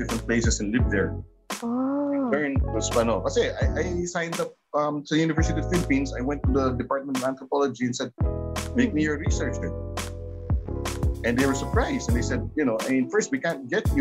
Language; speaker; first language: English; non-native, local second language; Filipino